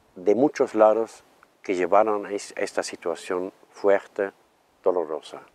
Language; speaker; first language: Spanish; non-native, fluent; German